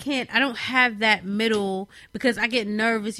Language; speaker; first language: English; native; English